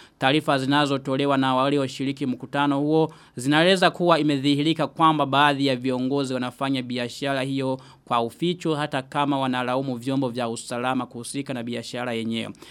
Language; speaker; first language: Swahili; non-native, local second language; Rundi